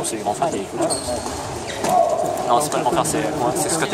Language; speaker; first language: French; native; French